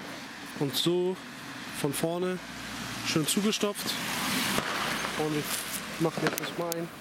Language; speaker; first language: German; native; German